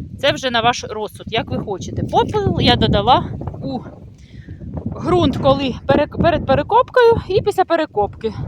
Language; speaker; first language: Ukrainian; non-native, local second language; Russian